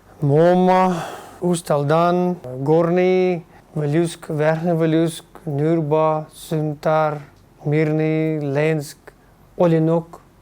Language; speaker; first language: Russian; non-native, learner; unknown